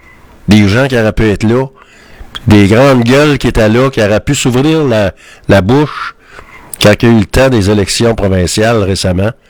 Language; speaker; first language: French; native; French